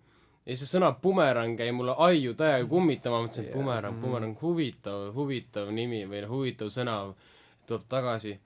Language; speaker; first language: Estonian; native; Estonian